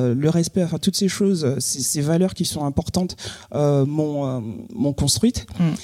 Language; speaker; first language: French; native; French